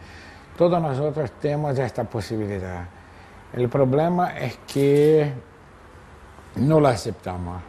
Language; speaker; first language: Spanish; non-native, fluent; Portuguese